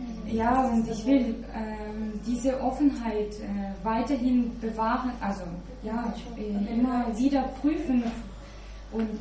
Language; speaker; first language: German; non-native, fluent; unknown